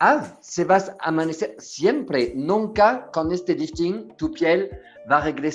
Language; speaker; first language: Spanish; non-native, learner; French